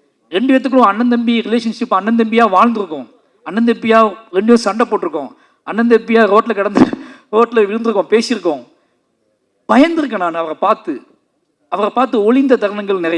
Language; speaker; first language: Tamil; native; Tamil